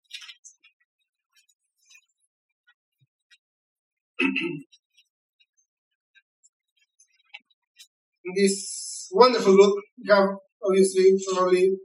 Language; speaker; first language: English; non-native, learner; Spanish